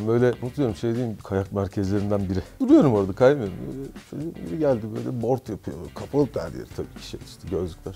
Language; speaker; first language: Turkish; native; Turkish